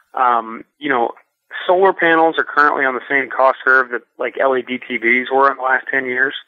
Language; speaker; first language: English; native; English